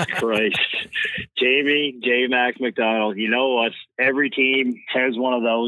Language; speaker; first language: English; native; English